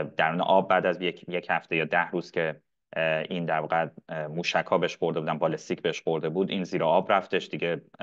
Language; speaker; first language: Persian; non-native, local second language; Arabic